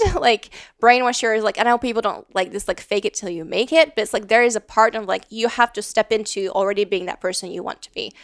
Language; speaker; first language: English; non-native, fluent; Latvian